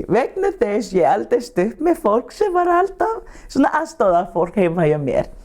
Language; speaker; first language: Icelandic; non-native, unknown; Spanish